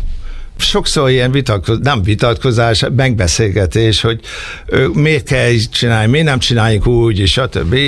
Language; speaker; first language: Hungarian; early bilingual, heritage; Hungarian